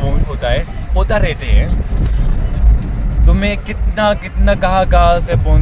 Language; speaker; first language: Hindi; non-native, local second language; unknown